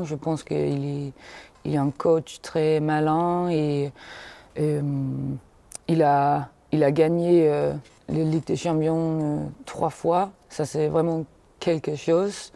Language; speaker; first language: French; non-native, fluent; Danish